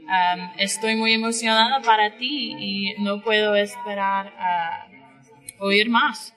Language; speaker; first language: Spanish; non-native, learner; English